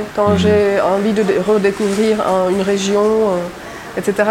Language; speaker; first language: French; non-native, fluent; Czech